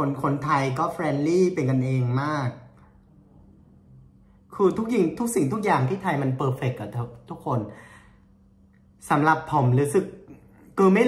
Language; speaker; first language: Thai; non-native, fluent; Vietnamese